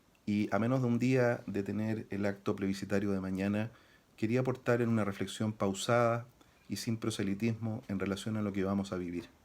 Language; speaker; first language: Spanish; native; Spanish